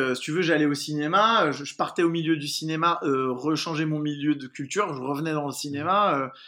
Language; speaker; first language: French; native; French